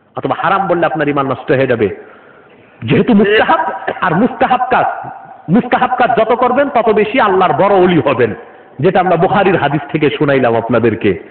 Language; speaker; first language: Bangla; non-native, local second language; Urdu